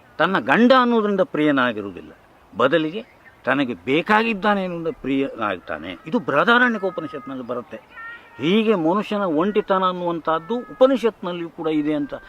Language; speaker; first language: Kannada; native; Kannada